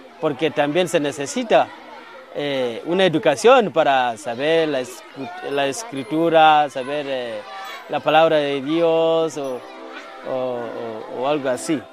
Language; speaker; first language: Spanish; non-native, fluent; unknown